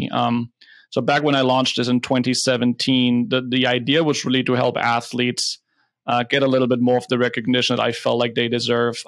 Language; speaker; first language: English; non-native, fluent; German